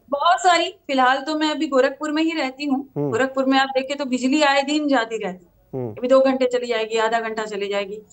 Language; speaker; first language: Hindi; non-native, local second language; Gujarati